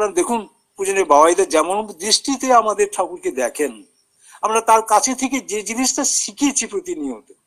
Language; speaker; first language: Bangla; native; Bangla